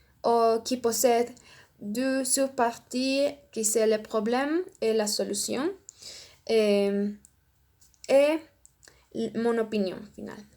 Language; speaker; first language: French; non-native, learner; Spanish